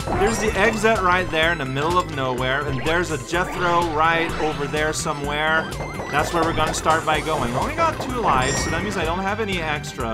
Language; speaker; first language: English; native; English